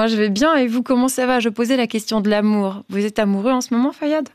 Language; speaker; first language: French; native; French